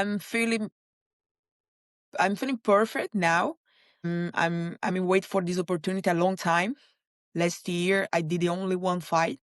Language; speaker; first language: English; non-native, learner; Portuguese